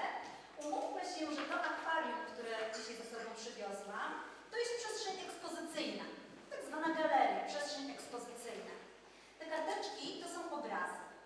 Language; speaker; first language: Polish; native; Polish